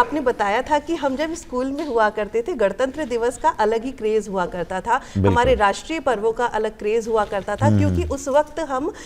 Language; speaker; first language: Hindi; native; Hindi